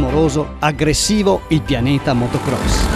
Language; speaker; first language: Italian; native; Italian